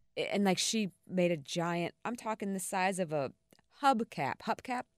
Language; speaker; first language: English; native; English